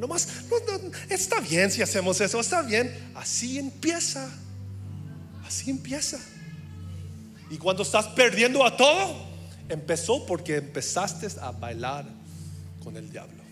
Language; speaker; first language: Spanish; early bilingual, heritage; English